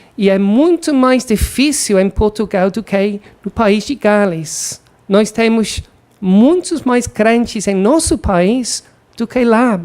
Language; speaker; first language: Portuguese; non-native, fluent; English